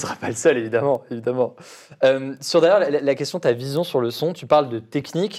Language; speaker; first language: French; native; French